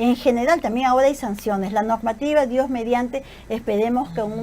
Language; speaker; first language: Spanish; native; Spanish